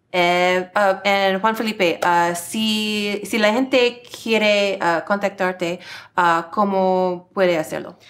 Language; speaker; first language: Spanish; non-native, learner; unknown